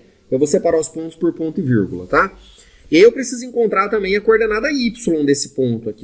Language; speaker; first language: Portuguese; native; Portuguese